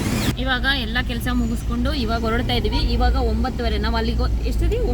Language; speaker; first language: Kannada; native; Kannada